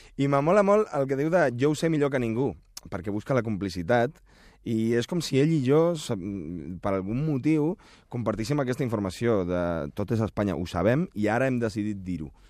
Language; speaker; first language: Catalan; early bilingual, other home language; Spanish